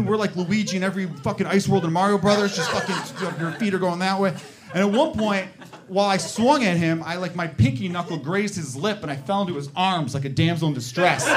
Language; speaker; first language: English; native; English